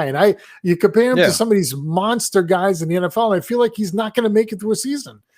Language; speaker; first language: English; native; English